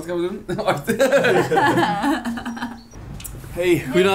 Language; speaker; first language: Dutch; native; Dutch